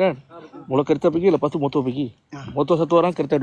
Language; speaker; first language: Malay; non-native, local second language; Tamil